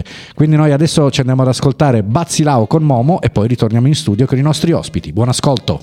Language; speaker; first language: Italian; native; Italian